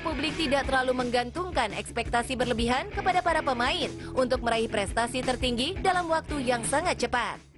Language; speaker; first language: Indonesian; native; Indonesian